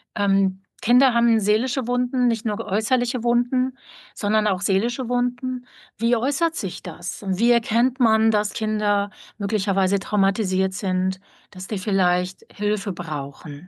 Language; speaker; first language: German; native; German